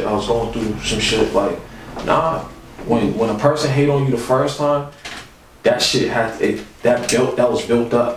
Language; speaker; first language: English; native; English